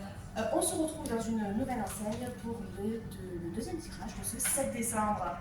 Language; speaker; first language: French; native; French